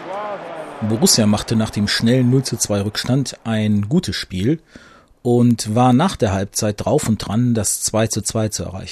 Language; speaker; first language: German; native; German